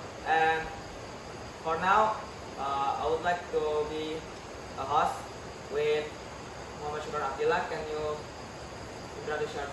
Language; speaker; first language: English; non-native, learner; Indonesian